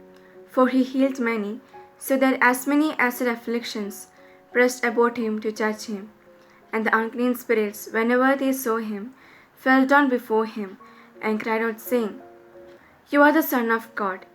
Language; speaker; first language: English; non-native, local second language; Malayalam